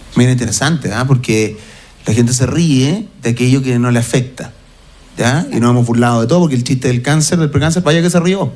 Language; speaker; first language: Spanish; native; Spanish